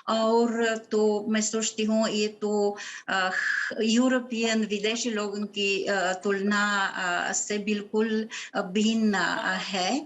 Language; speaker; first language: Hindi; non-native, fluent; Bulgarian